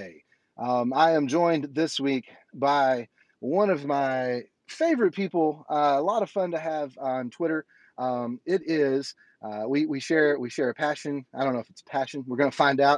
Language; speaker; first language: English; native; English